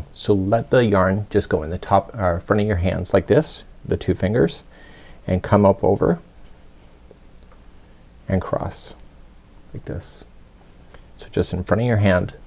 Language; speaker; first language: English; native; English